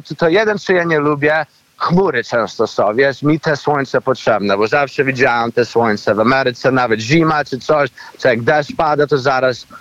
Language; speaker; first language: Polish; early bilingual, heritage; Polish